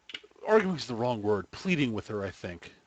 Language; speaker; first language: English; native; English